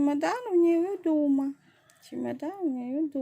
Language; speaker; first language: Russian; non-native, fluent; Indonesian